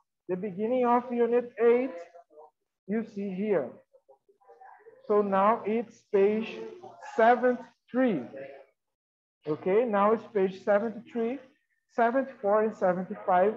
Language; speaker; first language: English; non-native, fluent; Portuguese